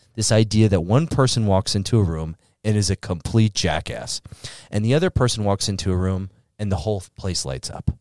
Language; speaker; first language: English; native; English